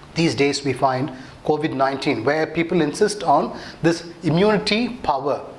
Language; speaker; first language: English; non-native, local second language; Tamil